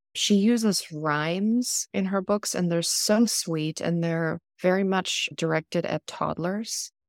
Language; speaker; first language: English; non-native, fluent; German